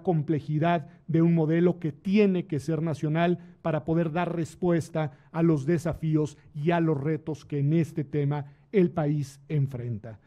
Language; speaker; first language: Spanish; native; Spanish